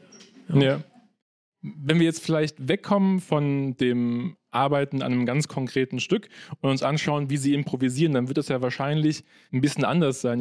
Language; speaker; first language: German; native; German